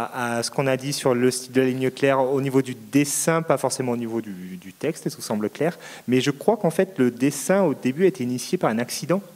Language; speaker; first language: French; native; French